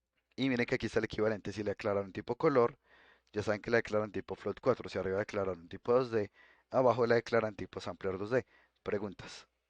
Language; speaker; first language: Spanish; native; Spanish